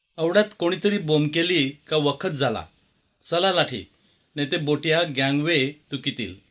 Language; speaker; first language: Marathi; native; Marathi